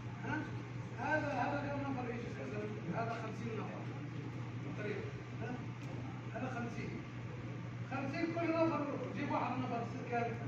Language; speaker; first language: Arabic; non-native, learner; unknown